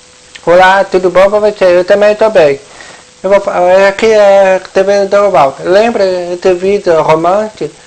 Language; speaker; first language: Portuguese; non-native, local second language; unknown